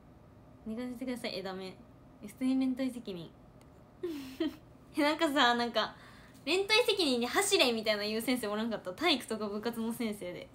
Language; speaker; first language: Japanese; native; Japanese